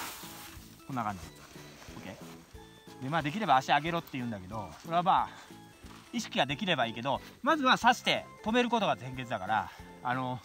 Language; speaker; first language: Japanese; native; Japanese